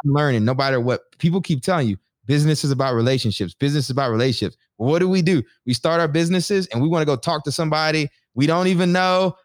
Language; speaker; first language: English; native; English